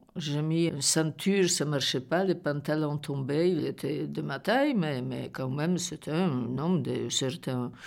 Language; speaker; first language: French; non-native, fluent; Polish